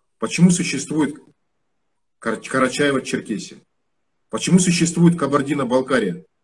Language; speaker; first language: Russian; non-native, local second language; Kazakh